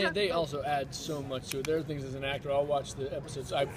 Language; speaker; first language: English; native; English